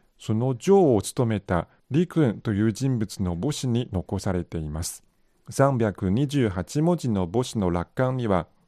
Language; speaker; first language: Japanese; non-native, fluent; Chinese